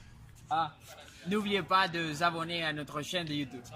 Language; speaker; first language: French; non-native, learner; Spanish